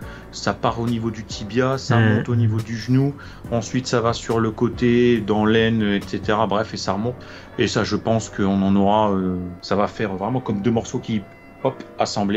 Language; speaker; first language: French; native; French